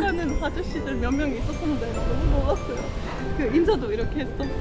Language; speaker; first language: Korean; non-native, learner; Estonian